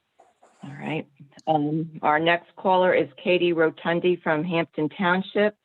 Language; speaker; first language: English; native; English